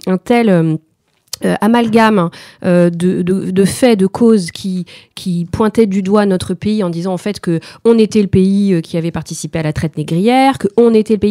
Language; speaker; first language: French; native; French